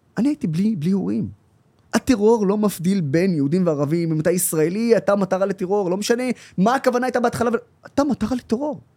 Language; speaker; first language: Hebrew; non-native, local second language; Arabic